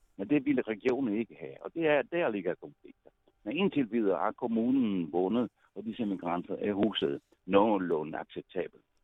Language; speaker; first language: Danish; non-native, fluent; Italian